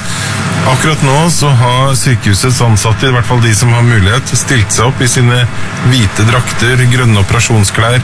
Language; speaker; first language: Norwegian; native; Norwegian